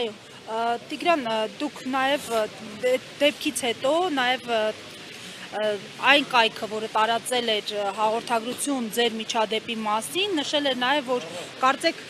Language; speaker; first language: Armenian; native; Armenian